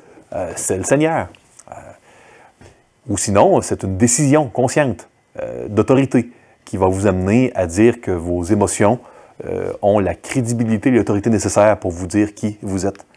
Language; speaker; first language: French; native; French